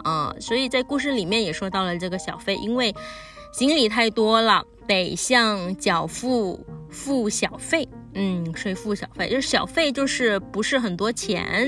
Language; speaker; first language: Chinese; native; Chinese